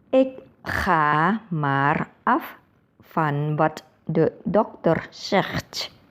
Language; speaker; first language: Dutch; non-native, learner; Thai